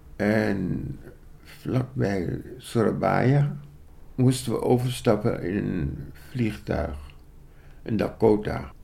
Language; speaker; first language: Dutch; early bilingual, other home language; Indonesian